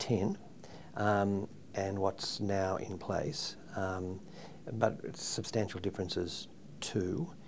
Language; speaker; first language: English; native; English